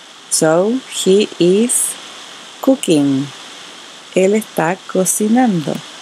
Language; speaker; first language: Spanish; native; Spanish